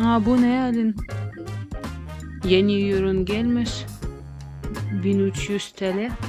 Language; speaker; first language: Turkish; non-native, learner; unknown